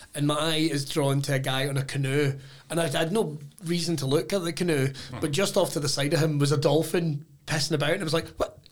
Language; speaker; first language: English; native; English